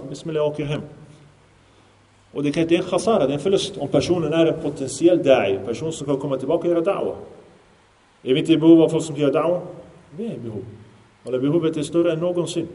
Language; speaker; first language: Swedish; early bilingual, other home language; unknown